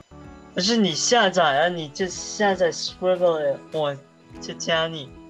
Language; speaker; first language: Chinese; early bilingual, heritage; Chinese